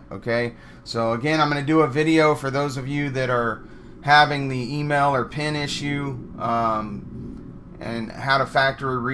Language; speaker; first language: English; native; English